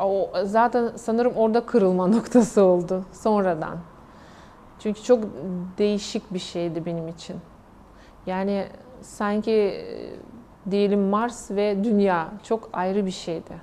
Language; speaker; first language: Turkish; non-native, fluent; Russian